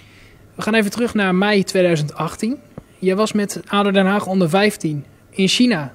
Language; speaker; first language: Dutch; native; Dutch